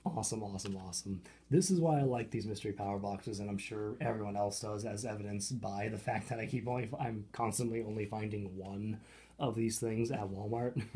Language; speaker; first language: English; native; English